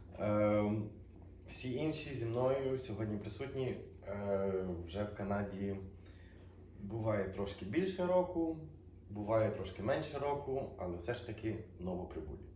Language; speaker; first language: Ukrainian; native; Ukrainian